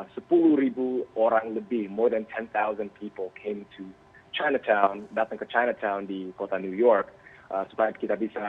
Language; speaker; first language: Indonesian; early bilingual, heritage; Indonesian